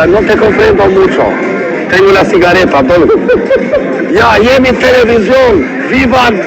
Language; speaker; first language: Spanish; non-native, learner; Albanian